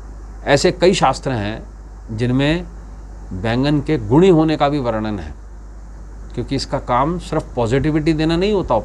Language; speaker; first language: Hindi; native; Hindi